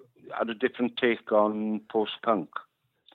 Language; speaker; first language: English; non-native, local second language; Welsh